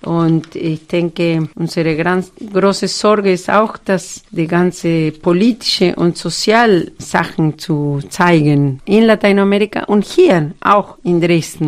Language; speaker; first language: German; non-native, fluent; Spanish